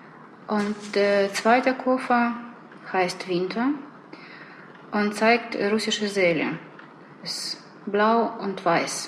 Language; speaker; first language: German; non-native, learner; Russian